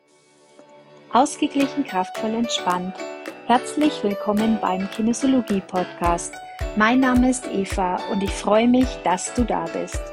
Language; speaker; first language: German; native; German